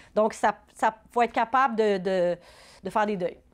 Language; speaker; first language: French; native; French